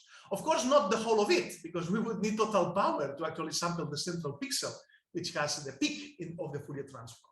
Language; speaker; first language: English; non-native, fluent; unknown